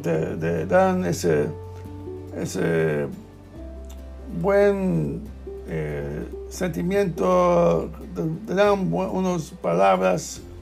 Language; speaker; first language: Spanish; non-native, learner; English